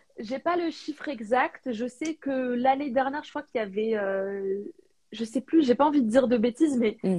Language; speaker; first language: French; non-native, local second language; Arabic